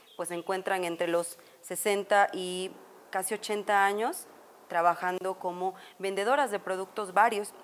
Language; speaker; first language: Spanish; native; Spanish